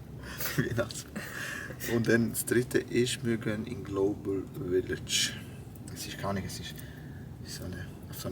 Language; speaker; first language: German; non-native, local second language; Croatian